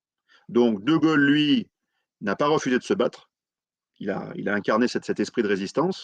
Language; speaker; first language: French; native; French